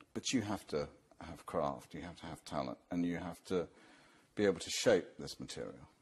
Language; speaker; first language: English; native; English